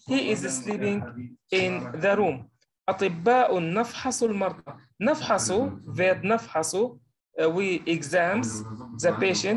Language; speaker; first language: English; non-native, learner; Arabic